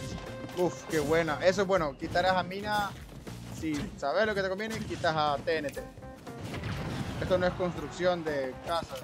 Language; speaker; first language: Spanish; native; Spanish